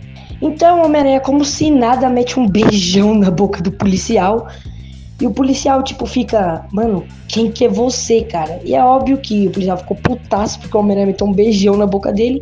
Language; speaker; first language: Portuguese; native; Portuguese